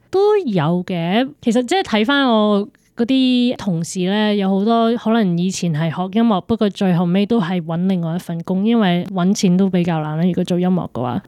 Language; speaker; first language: Cantonese; early bilingual, heritage; Cantonese